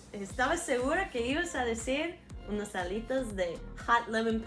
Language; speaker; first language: Spanish; non-native, fluent; English